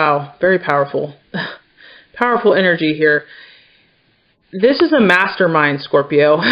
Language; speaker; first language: English; native; English